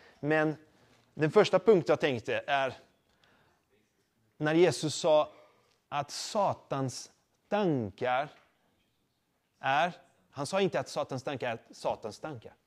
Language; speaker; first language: Swedish; non-native, fluent; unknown